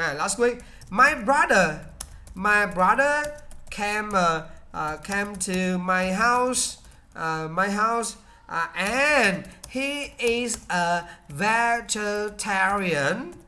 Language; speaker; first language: English; non-native, learner; Vietnamese